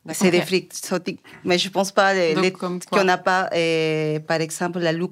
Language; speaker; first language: French; non-native, fluent; Spanish